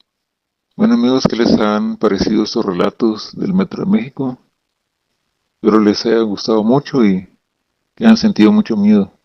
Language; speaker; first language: Spanish; native; Spanish